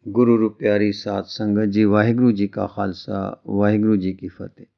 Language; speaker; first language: Hindi; non-native, local second language; Punjabi